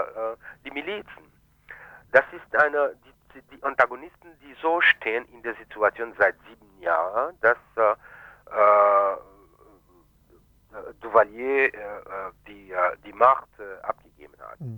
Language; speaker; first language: German; non-native, fluent; Haitian Creole